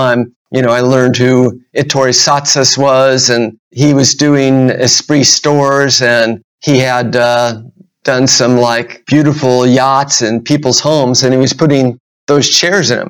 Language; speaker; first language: English; native; English